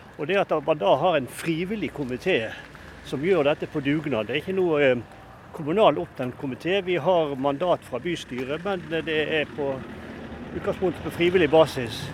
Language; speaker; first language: Norwegian; native; Norwegian